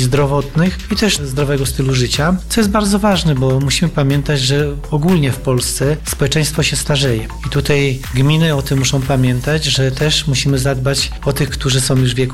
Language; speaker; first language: Polish; native; Polish